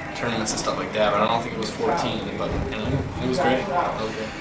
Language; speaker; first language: English; native; English